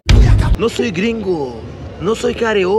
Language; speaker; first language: Spanish; non-native, learner; Swedish